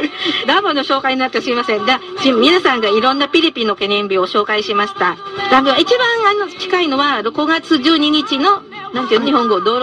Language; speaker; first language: Japanese; non-native, fluent; Filipino